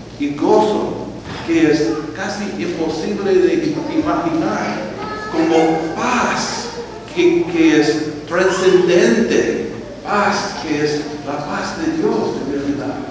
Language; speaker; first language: Spanish; non-native, fluent; English